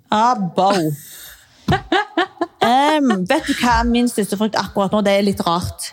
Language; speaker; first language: Norwegian; early bilingual, other home language; Arabic